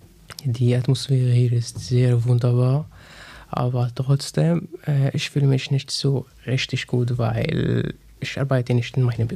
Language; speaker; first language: German; non-native, fluent; Arabic